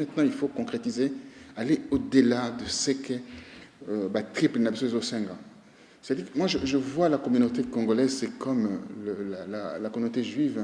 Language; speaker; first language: French; non-native, local second language; Lingala